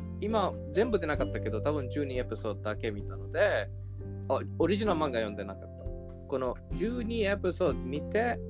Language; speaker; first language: Japanese; non-native, learner; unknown